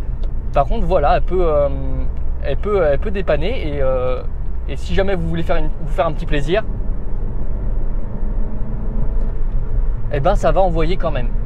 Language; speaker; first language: French; native; French